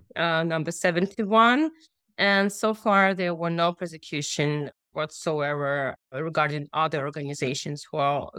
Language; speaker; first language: English; non-native, fluent; Russian